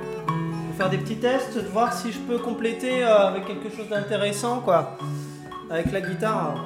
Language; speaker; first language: French; native; French